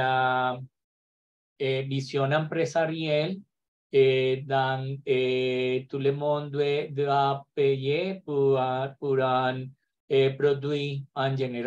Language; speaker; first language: French; non-native, learner; Spanish